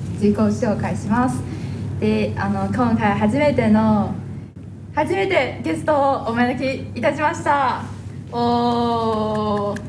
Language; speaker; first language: Japanese; non-native, fluent; Chinese